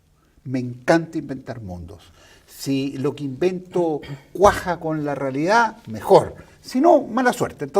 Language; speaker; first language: Spanish; native; Spanish